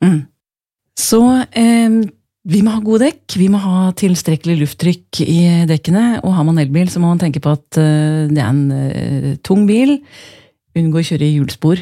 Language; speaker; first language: Norwegian; native; Norwegian